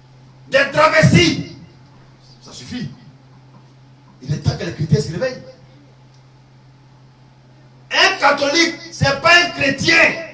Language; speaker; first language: French; native; French